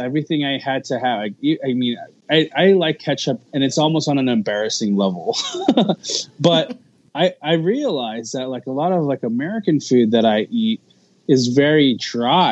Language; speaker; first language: English; early bilingual, other home language; Filipino